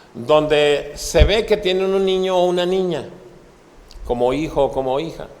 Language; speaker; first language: Spanish; native; Spanish